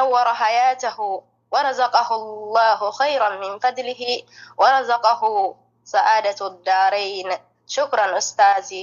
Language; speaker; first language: Arabic; non-native, fluent; Oromo